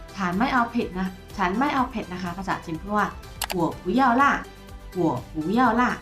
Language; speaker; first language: Thai; non-native, fluent; Chinese